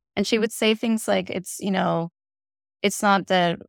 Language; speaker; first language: English; non-native, fluent; Spanish